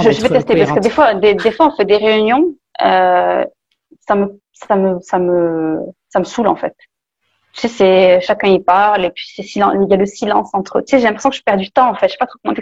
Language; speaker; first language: French; native; French